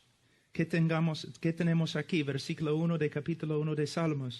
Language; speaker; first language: Spanish; non-native, fluent; English